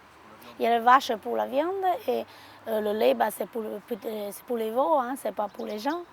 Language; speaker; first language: French; non-native, learner; Hmong